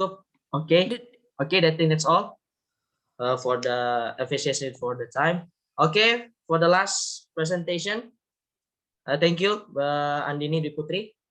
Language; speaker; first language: English; non-native, learner; Indonesian